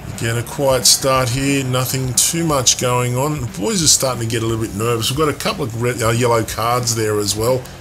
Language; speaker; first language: English; native; English